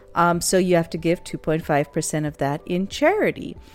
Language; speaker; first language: English; non-native, local second language; Urdu